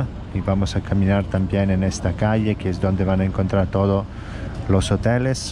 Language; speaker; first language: Spanish; non-native, fluent; Italian